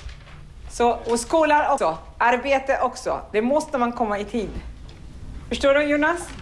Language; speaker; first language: Swedish; non-native, fluent; Arabic